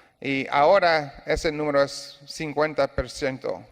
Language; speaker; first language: Spanish; non-native, learner; English